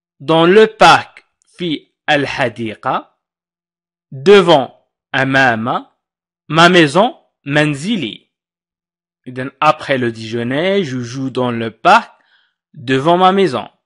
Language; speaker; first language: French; non-native, fluent; Arabic